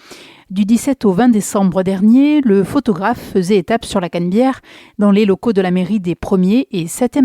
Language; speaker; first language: French; native; French